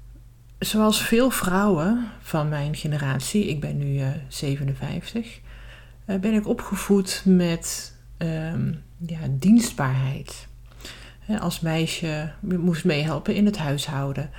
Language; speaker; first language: Dutch; native; Dutch